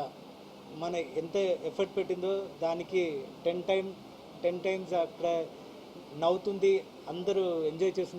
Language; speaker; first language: Telugu; non-native, learner; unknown